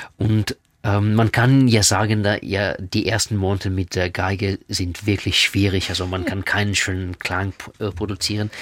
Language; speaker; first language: German; non-native, fluent; Russian